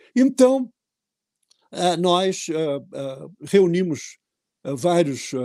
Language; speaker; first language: Portuguese; native; Portuguese